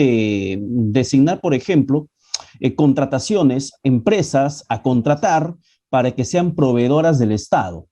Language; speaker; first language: Spanish; native; Spanish